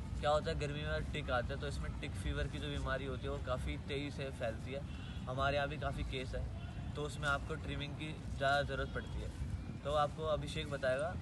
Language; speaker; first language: Hindi; native; Hindi